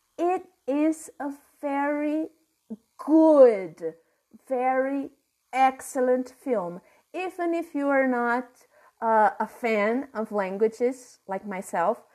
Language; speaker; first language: English; non-native, fluent; Portuguese